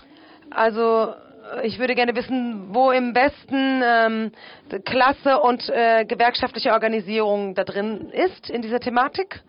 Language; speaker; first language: German; non-native, fluent; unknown